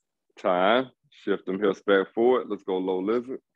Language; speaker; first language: English; native; English